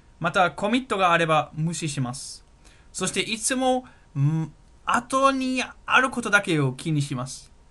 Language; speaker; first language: Japanese; non-native, fluent; German